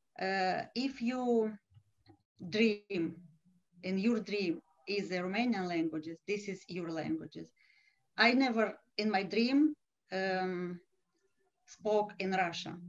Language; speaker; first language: English; non-native, learner; Romanian